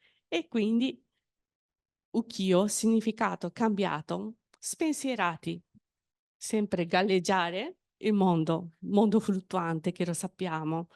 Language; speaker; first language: Italian; non-native, fluent; Japanese